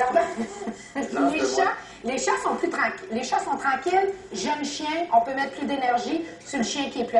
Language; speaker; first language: French; native; French